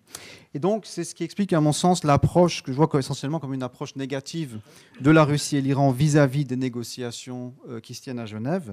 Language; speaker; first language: French; native; French